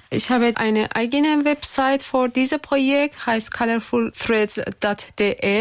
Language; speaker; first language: German; non-native, learner; Persian